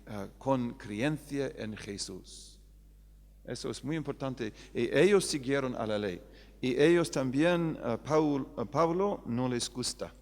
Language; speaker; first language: Spanish; non-native, fluent; English